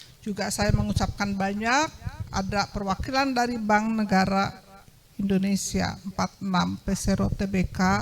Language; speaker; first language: Indonesian; non-native, local second language; Sundanese